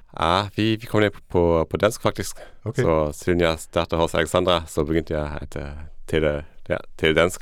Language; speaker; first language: Danish; non-native, fluent; Luxembourgish